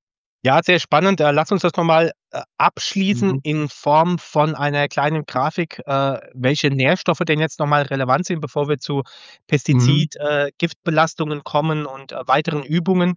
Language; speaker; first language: German; native; German